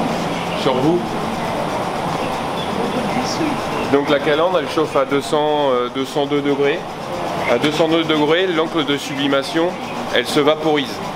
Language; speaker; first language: French; native; French